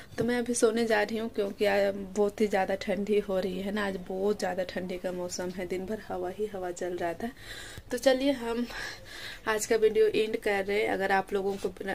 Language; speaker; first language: Hindi; native; Hindi